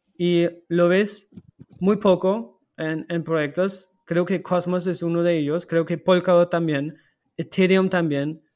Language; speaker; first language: Spanish; non-native, fluent; German